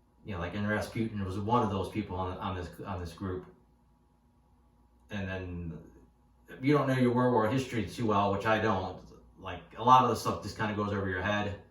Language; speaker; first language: English; native; English